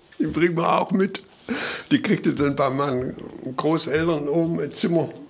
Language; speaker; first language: German; native; German